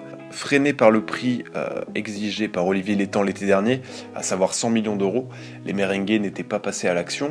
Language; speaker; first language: French; native; French